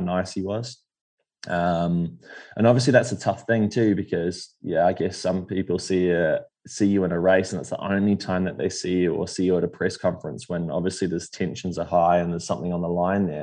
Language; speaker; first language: English; native; English